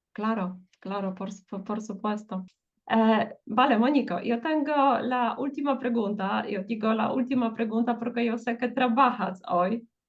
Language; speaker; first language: Spanish; non-native, fluent; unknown